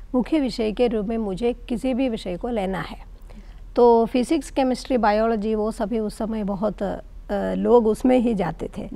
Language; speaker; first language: Hindi; non-native, local second language; Malayalam